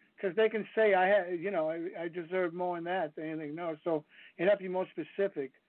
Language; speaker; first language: English; non-native, fluent; Danish